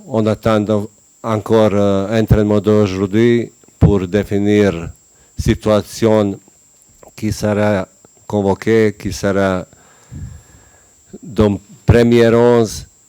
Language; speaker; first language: French; non-native, learner; Bosnian